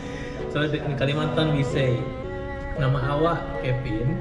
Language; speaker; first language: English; non-native, fluent; Indonesian